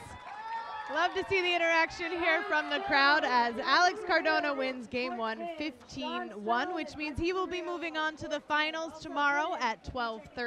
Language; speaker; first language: English; native; English